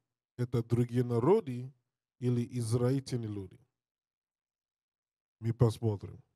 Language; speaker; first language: Russian; non-native, learner; English